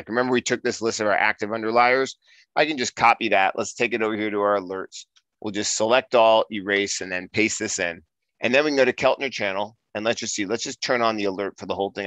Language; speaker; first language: English; native; English